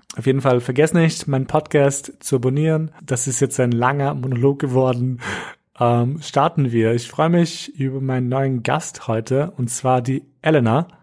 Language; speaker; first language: German; early bilingual, other home language; Albanian